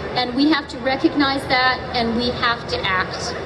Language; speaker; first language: English; native; English